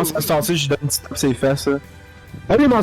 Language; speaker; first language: French; native; French